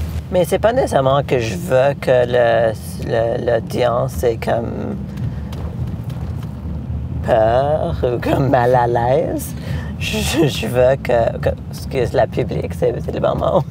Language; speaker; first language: French; non-native, local second language; English